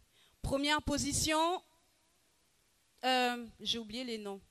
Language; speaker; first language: French; non-native, local second language; Wolof